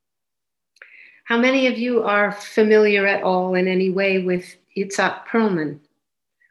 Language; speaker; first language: English; native; English